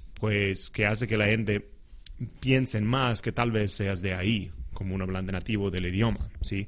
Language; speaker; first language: Spanish; non-native, fluent; English